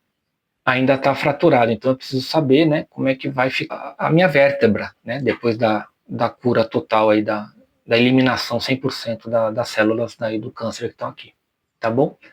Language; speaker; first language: Portuguese; native; Portuguese